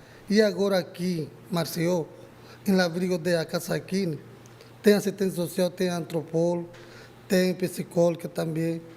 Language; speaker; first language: Portuguese; non-native, learner; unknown